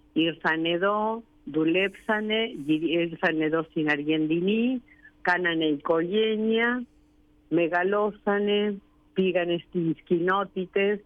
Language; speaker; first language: Greek; early bilingual, heritage; Greek